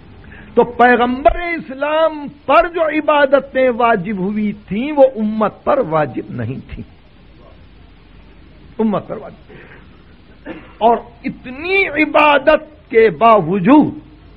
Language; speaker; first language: Urdu; native; Urdu